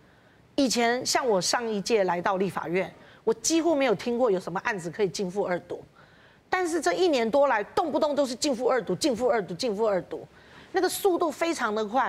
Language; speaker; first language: Chinese; native; Chinese